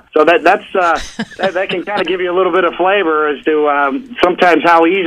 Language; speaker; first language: English; native; English